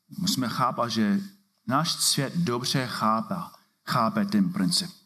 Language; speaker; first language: Czech; non-native, fluent; English